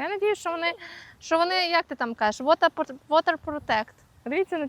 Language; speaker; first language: Ukrainian; native; Ukrainian